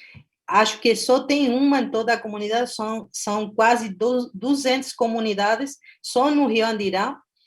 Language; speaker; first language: Portuguese; non-native, fluent; Spanish